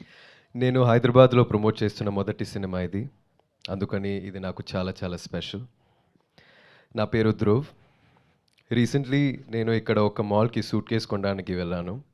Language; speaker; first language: Telugu; non-native, learner; Tamil